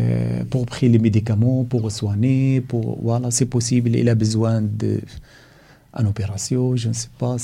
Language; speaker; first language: French; non-native, fluent; Arabic